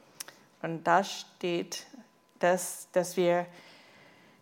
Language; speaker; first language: German; non-native, fluent; English